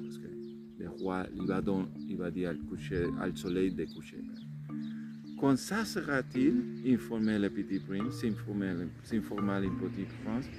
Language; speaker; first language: French; non-native, learner; Spanish